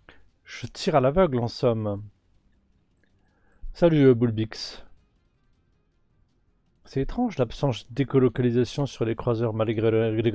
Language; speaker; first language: French; native; French